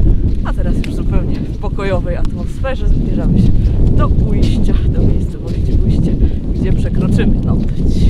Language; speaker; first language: Polish; native; Polish